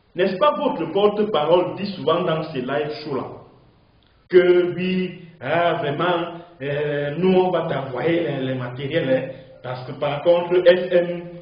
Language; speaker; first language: French; native; French